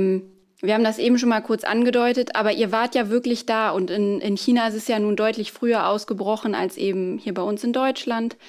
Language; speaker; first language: German; native; German